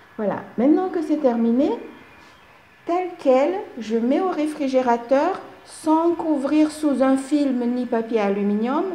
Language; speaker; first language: French; non-native, local second language; Malagasy